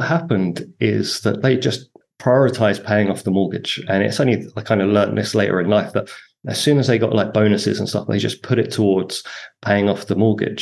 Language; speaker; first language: English; native; English